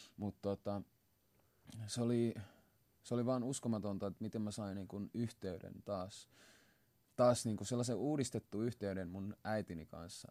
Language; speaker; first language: Finnish; early bilingual, other home language; Swahili